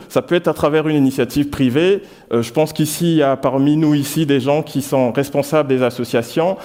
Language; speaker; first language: French; non-native, local second language; Lingala